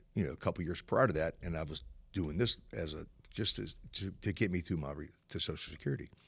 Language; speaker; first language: English; native; English